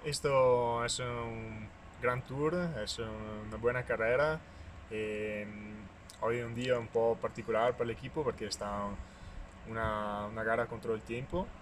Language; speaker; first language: Spanish; non-native, learner; Italian